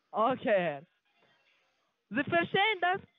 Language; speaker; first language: German; non-native, learner; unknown